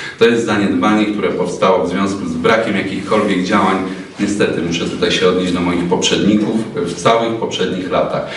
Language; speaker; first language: Polish; native; Polish